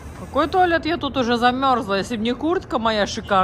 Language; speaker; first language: Russian; native; Russian